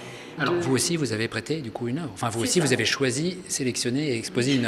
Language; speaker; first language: French; native; French